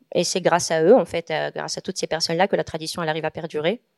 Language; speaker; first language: French; non-native, local second language; Arabic